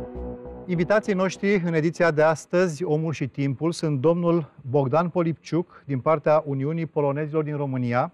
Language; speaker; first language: Romanian; native; Romanian